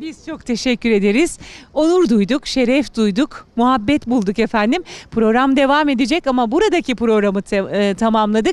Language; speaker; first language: Turkish; native; Turkish